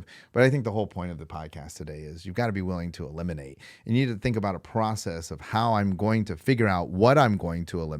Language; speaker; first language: English; native; English